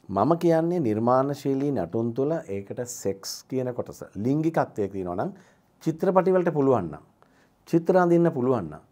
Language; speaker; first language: Sinhala; native; Sinhala